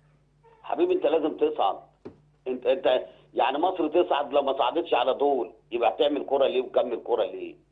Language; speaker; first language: Arabic; native; Arabic